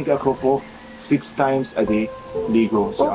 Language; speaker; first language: Filipino; non-native, learner; Arabic